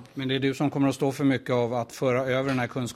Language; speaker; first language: Swedish; native; Swedish